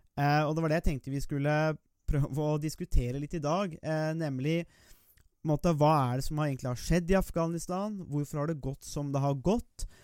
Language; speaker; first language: Norwegian; native; Norwegian